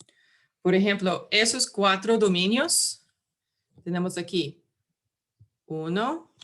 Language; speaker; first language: Spanish; early bilingual, heritage; English